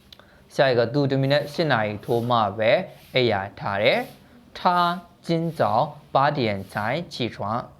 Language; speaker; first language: Chinese; non-native, fluent; Burmese